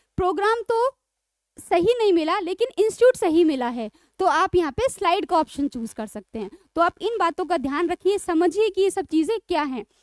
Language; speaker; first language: Hindi; native; Hindi